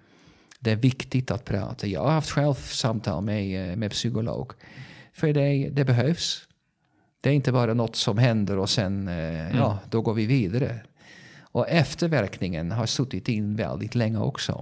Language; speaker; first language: Swedish; non-native, fluent; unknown